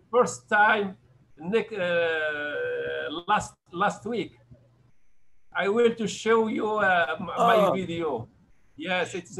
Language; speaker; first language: English; non-native, learner; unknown